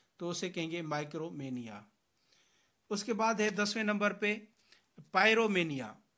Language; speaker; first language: Urdu; non-native, local second language; Sindhi